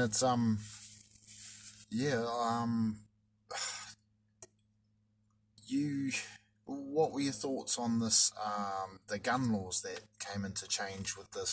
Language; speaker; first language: English; native; English